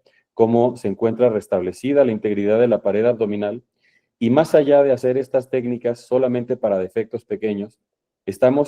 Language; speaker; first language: Spanish; native; Spanish